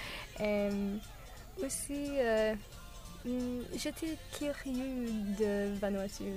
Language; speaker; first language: French; non-native, learner; English